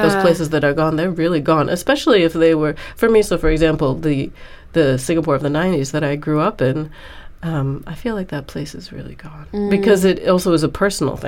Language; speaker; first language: English; native; English